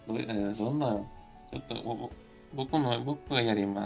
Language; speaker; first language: Japanese; non-native, learner; Spanish